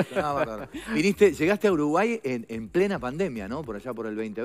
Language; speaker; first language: Spanish; native; Spanish